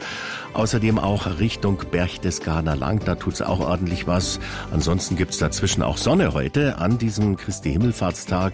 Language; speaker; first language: German; native; German